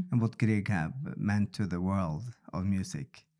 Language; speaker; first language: English; non-native, fluent; Norwegian